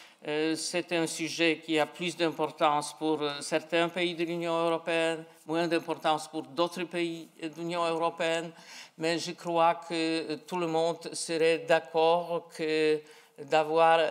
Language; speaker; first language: French; non-native, fluent; Polish